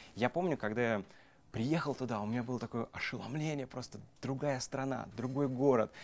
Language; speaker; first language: Russian; native; Russian